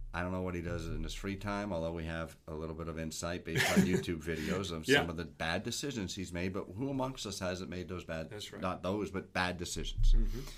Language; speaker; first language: English; native; English